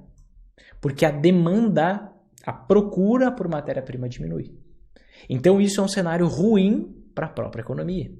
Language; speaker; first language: Portuguese; native; Portuguese